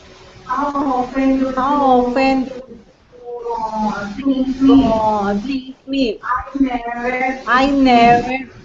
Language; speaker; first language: English; non-native, learner; Spanish